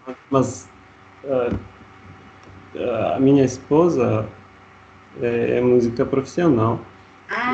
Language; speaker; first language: Portuguese; non-native, learner; Russian